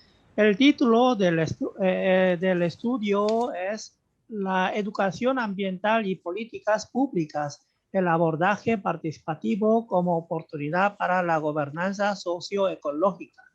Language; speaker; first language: Spanish; non-native, fluent; Korean